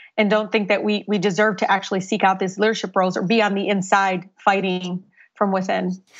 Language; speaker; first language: English; native; English